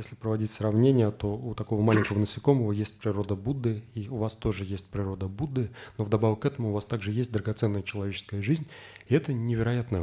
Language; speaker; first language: Russian; native; Russian